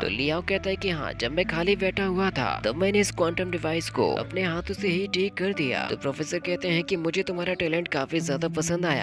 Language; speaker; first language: Hindi; native; Hindi